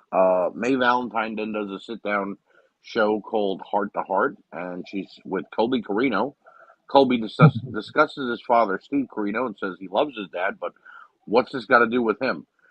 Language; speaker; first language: English; native; English